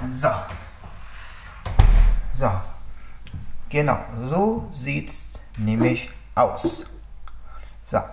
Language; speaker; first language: German; native; German